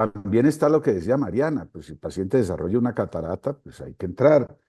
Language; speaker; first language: Spanish; native; Spanish